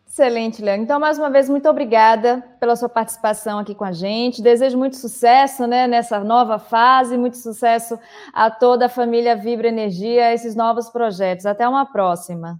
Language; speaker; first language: Portuguese; native; Portuguese